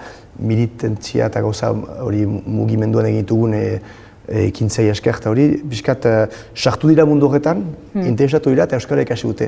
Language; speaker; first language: Basque; non-native, local second language; French